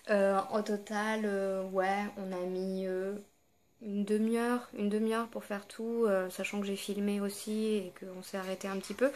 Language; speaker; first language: French; native; French